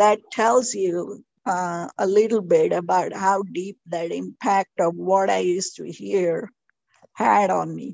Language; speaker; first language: English; non-native, local second language; Marathi